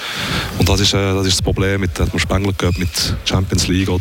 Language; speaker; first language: German; native; German